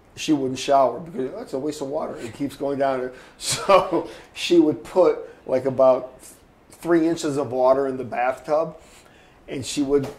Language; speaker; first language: English; native; English